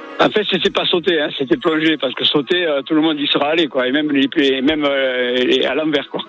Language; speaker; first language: French; native; French